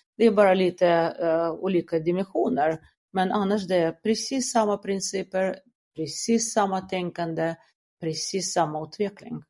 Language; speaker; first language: Swedish; non-native, fluent; Russian